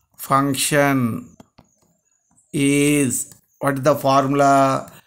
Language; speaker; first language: English; non-native, local second language; Telugu